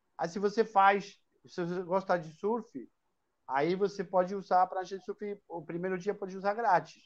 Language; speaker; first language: Portuguese; non-native, fluent; Spanish